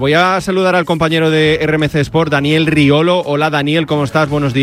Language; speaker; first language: Spanish; native; Spanish